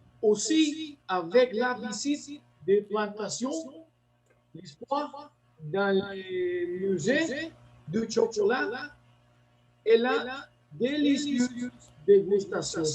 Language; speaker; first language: French; non-native, learner; Spanish